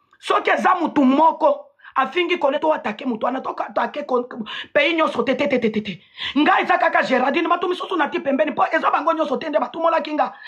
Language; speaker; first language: Lingala; non-native, local second language; Swahili